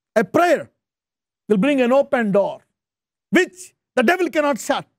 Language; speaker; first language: English; non-native, local second language; Telugu